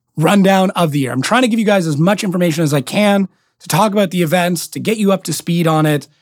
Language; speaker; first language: English; native; English